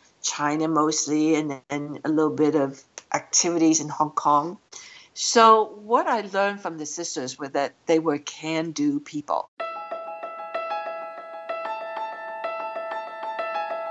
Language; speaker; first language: English; non-native, local second language; Cantonese